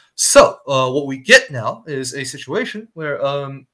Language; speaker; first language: English; non-native, fluent; Chinese